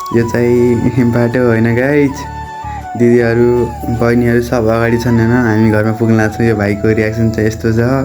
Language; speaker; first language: Nepali; non-native, local second language; Rana Tharu